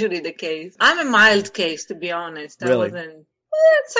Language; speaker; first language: English; non-native, fluent; Hebrew